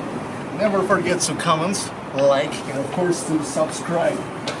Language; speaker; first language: English; non-native, fluent; Russian